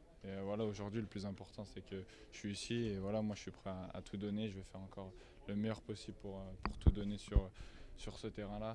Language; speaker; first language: French; native; French